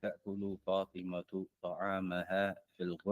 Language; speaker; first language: Arabic; non-native, learner; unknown